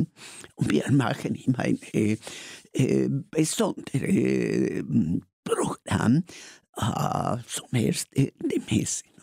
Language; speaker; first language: German; non-native, learner; Spanish